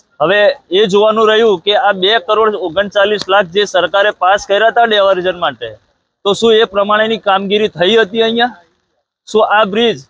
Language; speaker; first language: Gujarati; native; Gujarati